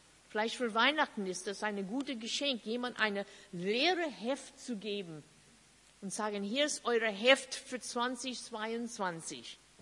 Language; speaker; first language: German; non-native, fluent; English